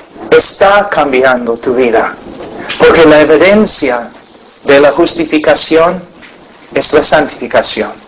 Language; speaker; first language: Spanish; non-native, fluent; English